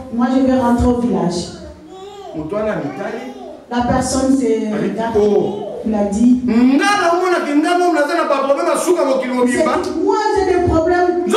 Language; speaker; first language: French; non-native, local second language; Lingala